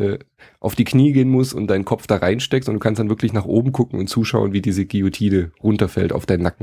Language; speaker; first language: German; native; German